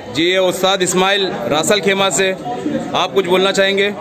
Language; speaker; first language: Hindi; native; Hindi